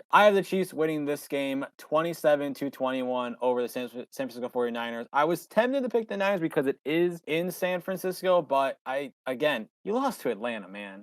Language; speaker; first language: English; native; English